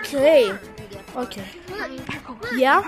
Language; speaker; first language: English; non-native, fluent; Greek